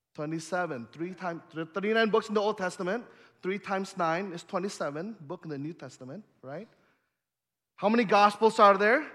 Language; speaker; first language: English; early bilingual, other home language; Indonesian